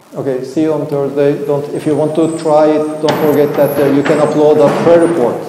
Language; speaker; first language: English; non-native, fluent; Turkish